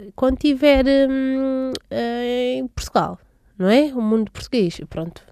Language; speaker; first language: Portuguese; native; Portuguese